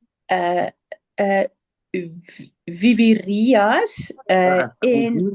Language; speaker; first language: Spanish; non-native, learner; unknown